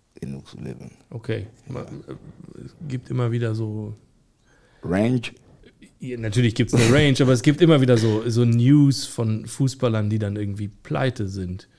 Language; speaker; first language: German; native; German